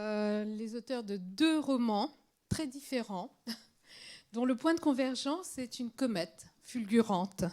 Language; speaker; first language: French; native; French